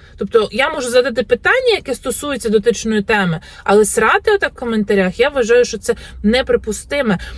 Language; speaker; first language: Ukrainian; native; Ukrainian